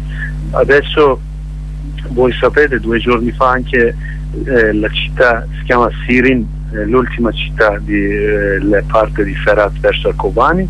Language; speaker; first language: Italian; non-native, learner; Kurdish